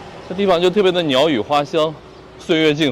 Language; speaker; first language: Chinese; native; Chinese